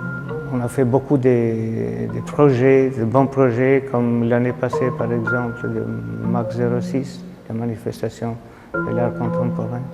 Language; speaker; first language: French; non-native, fluent; Albanian